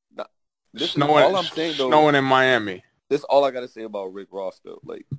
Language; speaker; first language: English; native; English